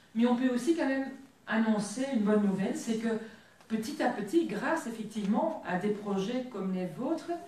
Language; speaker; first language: French; non-native, local second language; Dutch